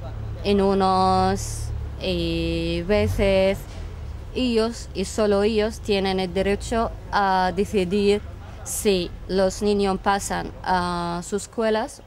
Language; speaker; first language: Spanish; non-native, fluent; Arabic